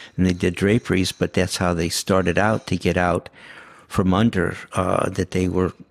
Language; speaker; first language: English; early bilingual, other home language; Yiddish